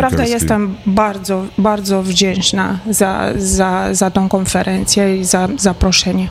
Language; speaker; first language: Polish; non-native, fluent; Romanian